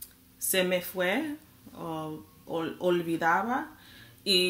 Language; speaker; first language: Spanish; non-native, learner; English